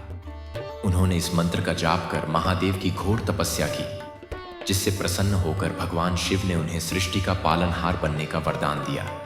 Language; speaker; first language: Hindi; native; Hindi